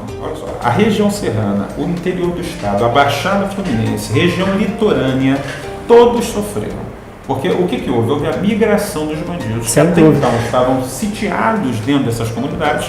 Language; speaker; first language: Portuguese; native; Portuguese